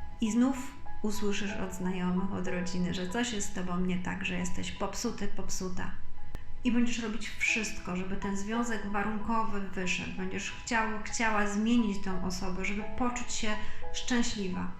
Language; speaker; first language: Polish; native; Polish